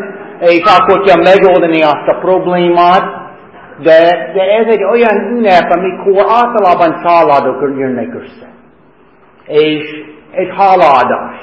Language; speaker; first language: Hungarian; non-native, fluent; English